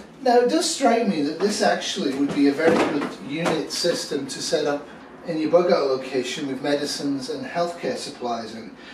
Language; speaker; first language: English; native; English